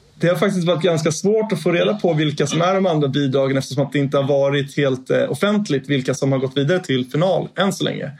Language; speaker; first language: Swedish; native; Swedish